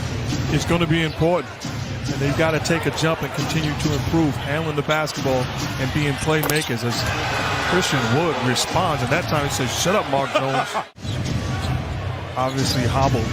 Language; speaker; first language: English; native; English